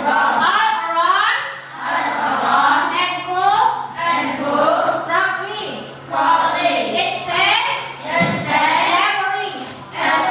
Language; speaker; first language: English; non-native, learner; Indonesian